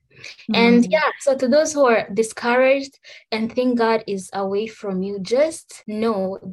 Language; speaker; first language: English; non-native, local second language; Kinyarwanda